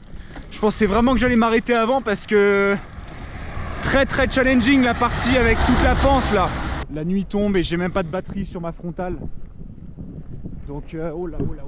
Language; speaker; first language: French; native; French